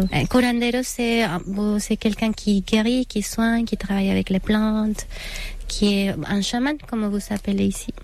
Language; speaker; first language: French; non-native, fluent; Spanish